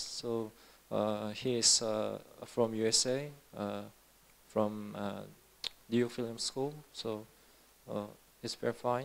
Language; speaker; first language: English; non-native, learner; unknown